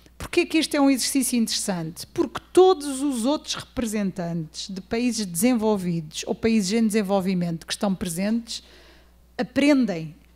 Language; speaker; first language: Portuguese; native; Portuguese